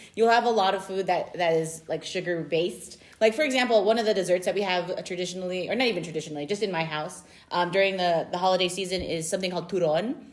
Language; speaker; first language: English; native; English